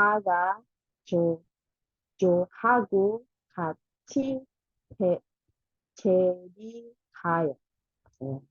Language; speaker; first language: Korean; non-native, learner; Filipino